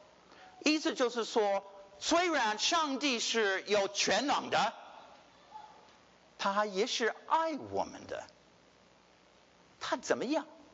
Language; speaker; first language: Chinese; early bilingual, heritage; Chinese